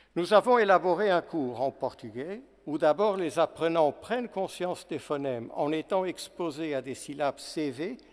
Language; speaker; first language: French; non-native, fluent; Portuguese